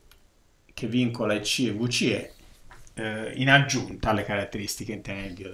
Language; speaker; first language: Italian; native; Italian